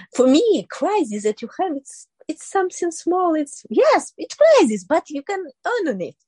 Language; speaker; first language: English; non-native, learner; Ukrainian